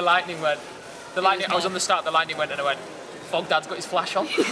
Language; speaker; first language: English; native; English